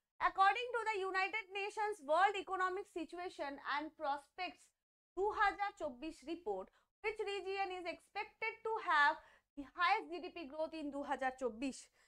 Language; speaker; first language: English; non-native, local second language; Bangla